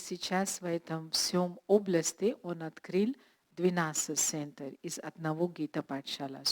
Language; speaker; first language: Russian; non-native, learner; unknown